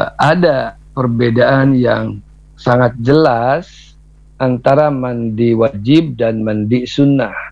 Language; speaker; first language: Indonesian; non-native, local second language; Sundanese